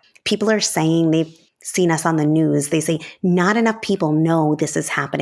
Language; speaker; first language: English; native; English